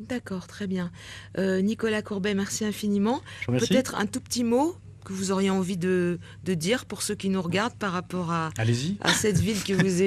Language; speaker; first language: French; native; French